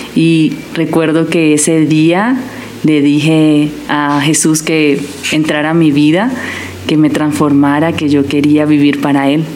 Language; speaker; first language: Spanish; native; Spanish